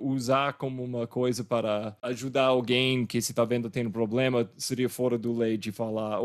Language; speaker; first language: Portuguese; non-native, fluent; English